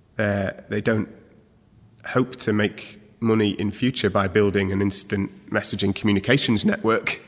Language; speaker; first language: English; native; English